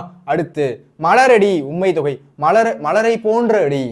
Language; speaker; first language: Tamil; native; Tamil